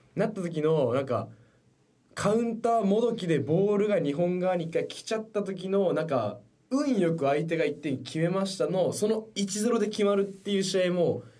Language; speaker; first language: Japanese; native; Japanese